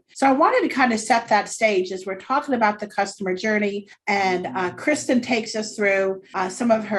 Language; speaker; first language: English; native; English